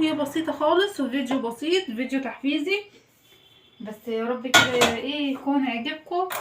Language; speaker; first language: Arabic; native; Arabic